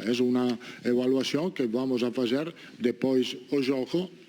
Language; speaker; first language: Spanish; non-native, fluent; Italian